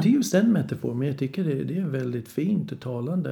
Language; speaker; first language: Swedish; non-native, fluent; English